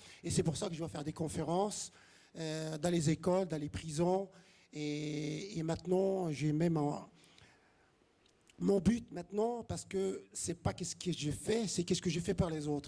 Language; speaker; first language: French; non-native, local second language; Arabic